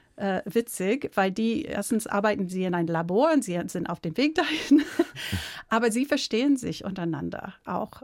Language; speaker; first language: German; non-native, fluent; English